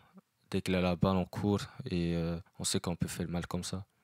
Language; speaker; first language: French; non-native, fluent; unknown